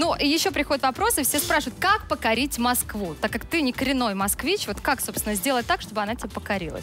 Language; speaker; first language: Russian; native; Russian